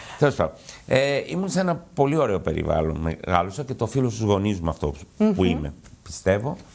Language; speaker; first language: Greek; early bilingual, heritage; Greek